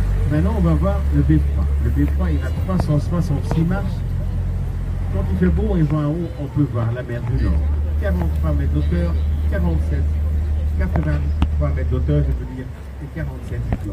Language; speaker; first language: French; non-native, fluent; Dutch